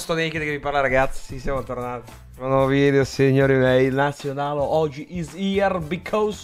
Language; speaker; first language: Italian; native; Italian